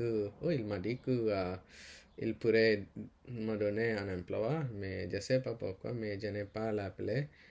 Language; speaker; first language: French; non-native, learner; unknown